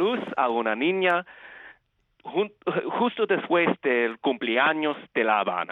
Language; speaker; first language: Spanish; early bilingual, heritage; Spanish